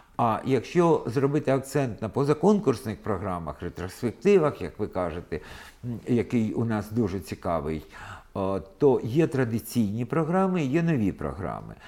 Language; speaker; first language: Ukrainian; non-native, local second language; Russian